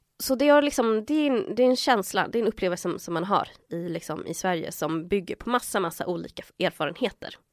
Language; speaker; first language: Swedish; early bilingual, other home language; Spanish